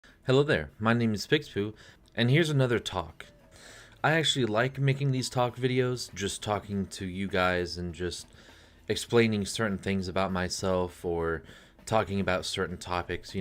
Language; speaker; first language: English; native; English